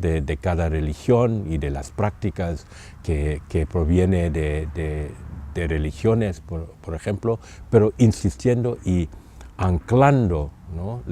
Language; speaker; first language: Spanish; non-native, fluent; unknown